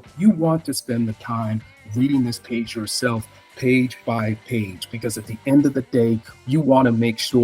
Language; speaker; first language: English; native; English